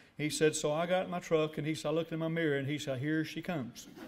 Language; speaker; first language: English; native; English